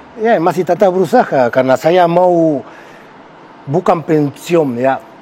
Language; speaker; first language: Indonesian; non-native, fluent; Spanish